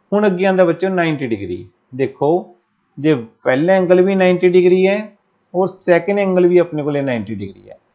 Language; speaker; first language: Hindi; non-native, local second language; Punjabi